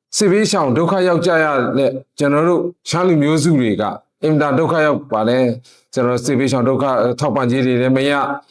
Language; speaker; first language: Burmese; non-native, local second language; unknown